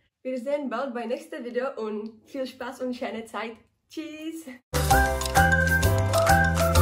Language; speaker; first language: German; non-native, learner; Czech